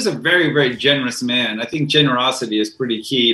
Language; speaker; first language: English; native; English